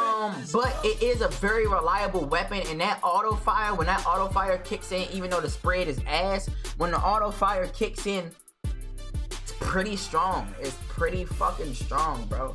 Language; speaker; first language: English; native; English